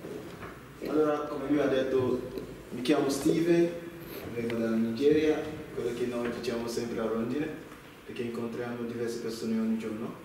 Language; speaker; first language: Italian; non-native, learner; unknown